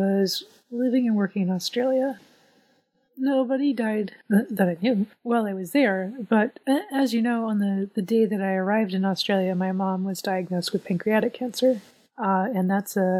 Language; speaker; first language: English; native; English